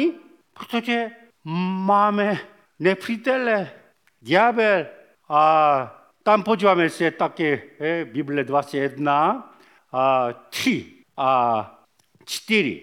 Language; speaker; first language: Czech; non-native, fluent; Korean